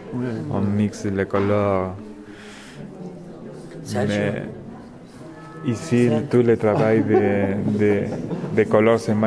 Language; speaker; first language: French; non-native, learner; Spanish